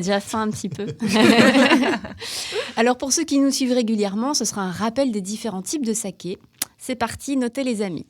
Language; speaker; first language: French; native; French